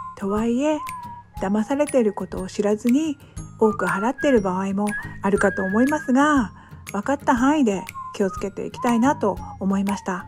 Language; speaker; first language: Japanese; native; Japanese